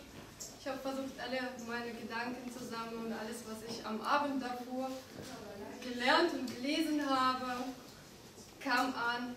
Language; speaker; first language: German; non-native, fluent; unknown